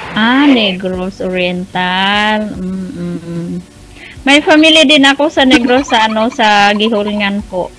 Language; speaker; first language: Filipino; non-native, local second language; Cebuano